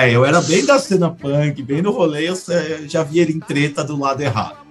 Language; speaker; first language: Portuguese; native; Portuguese